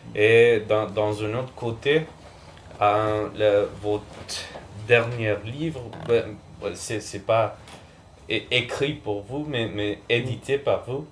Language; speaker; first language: French; non-native, fluent; Spanish